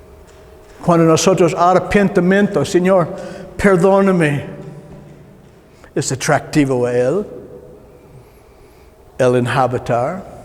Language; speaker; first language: Spanish; non-native, learner; English